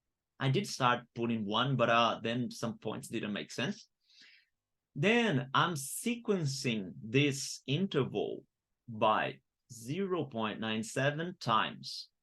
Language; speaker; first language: English; non-native, fluent; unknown